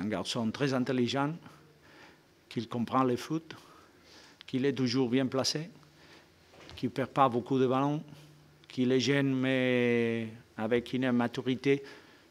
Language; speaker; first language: French; non-native, fluent; Spanish